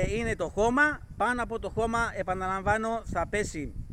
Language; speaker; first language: Greek; native; Greek